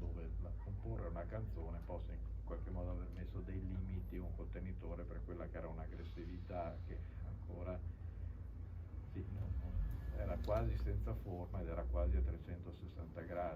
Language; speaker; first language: Italian; native; Italian